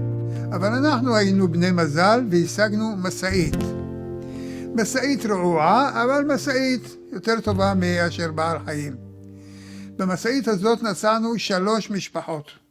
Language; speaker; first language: Hebrew; early bilingual, other home language; Arabic